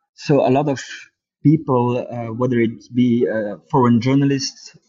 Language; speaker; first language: English; non-native, fluent; Dutch